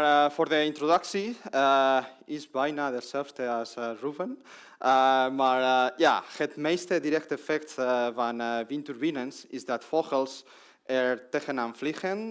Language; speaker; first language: Dutch; non-native, learner; Spanish